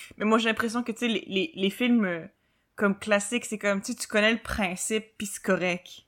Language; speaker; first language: French; native; French